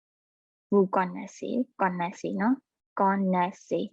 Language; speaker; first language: French; non-native, fluent; Burmese